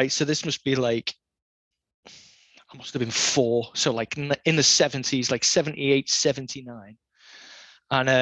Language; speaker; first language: English; native; English